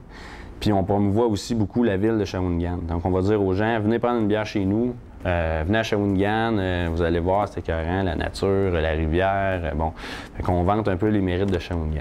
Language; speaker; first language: French; native; French